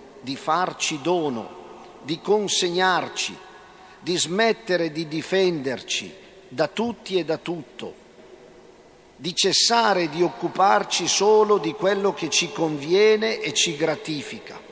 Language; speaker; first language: Italian; native; Italian